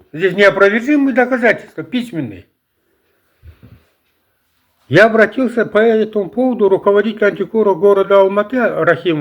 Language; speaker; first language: Russian; non-native, local second language; Kazakh